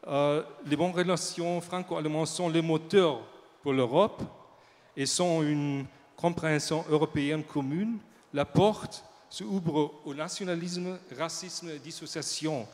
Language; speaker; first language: French; non-native, learner; German